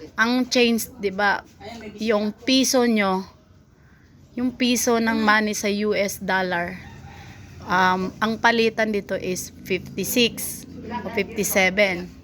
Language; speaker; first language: Filipino; non-native, local second language; Cebuano